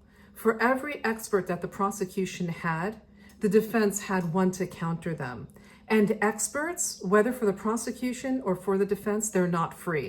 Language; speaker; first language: English; native; English